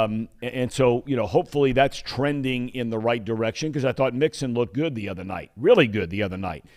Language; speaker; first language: English; native; English